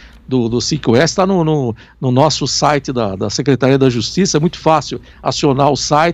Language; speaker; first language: Portuguese; native; Portuguese